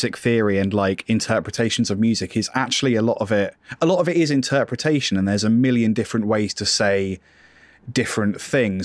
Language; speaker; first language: English; native; English